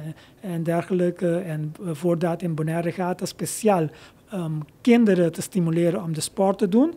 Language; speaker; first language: Dutch; non-native, local second language; Papiamento